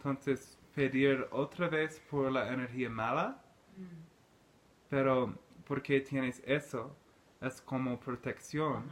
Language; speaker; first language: Spanish; non-native, learner; English